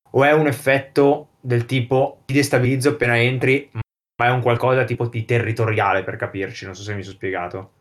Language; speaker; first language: Italian; native; Italian